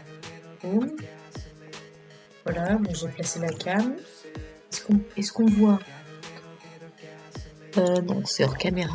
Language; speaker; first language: French; native; French